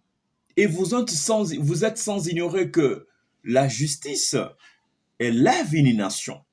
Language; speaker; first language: French; non-native, local second language; Lingala